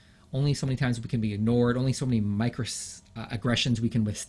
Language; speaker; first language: English; native; English